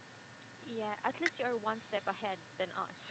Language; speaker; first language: English; non-native, fluent; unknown